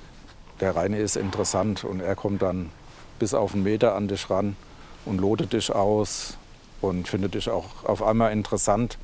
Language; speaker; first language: German; native; German